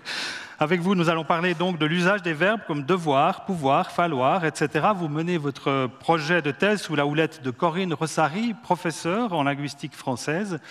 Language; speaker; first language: French; native; French